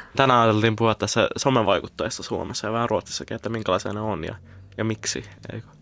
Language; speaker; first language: Finnish; early bilingual, heritage; Finnish